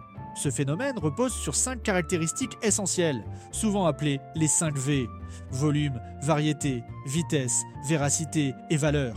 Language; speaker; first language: French; native; French